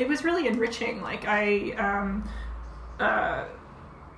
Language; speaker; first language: English; native; English